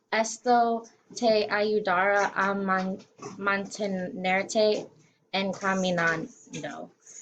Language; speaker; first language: Spanish; non-native, learner; English